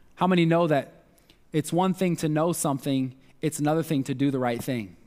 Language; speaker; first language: English; native; English